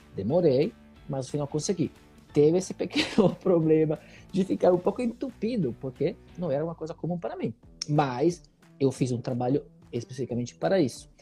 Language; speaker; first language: Portuguese; non-native, fluent; Italian